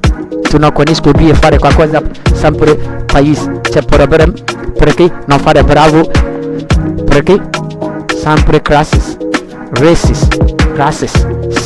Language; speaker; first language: Italian; non-native, learner; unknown